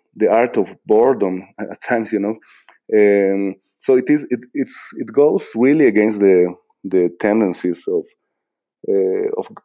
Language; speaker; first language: English; non-native, fluent; Spanish